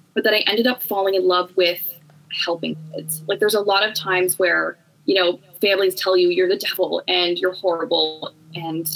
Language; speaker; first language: English; native; English